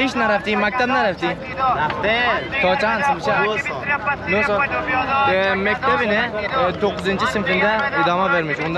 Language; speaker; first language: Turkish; non-native, learner; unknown